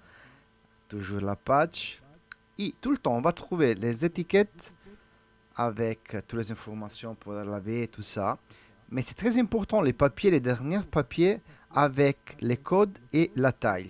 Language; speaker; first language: French; non-native, learner; Italian